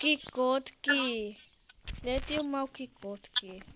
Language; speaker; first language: Bulgarian; non-native, learner; English